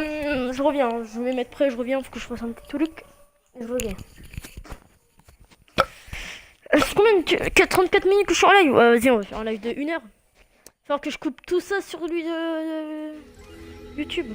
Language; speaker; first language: French; native; French